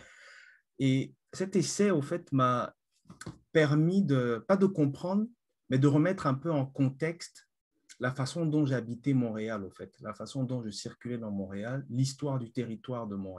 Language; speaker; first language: French; non-native, local second language; Lingala